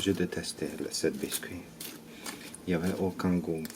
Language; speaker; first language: French; non-native, learner; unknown